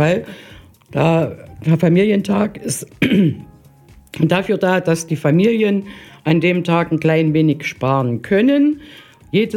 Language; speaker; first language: German; native; German